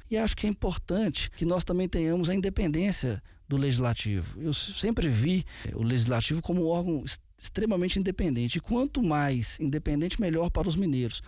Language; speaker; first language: Portuguese; native; Portuguese